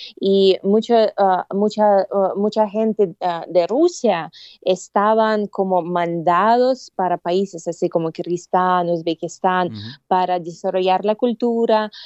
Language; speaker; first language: Spanish; non-native, fluent; Russian